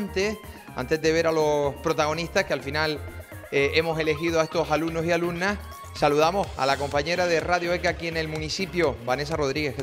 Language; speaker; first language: Spanish; native; Spanish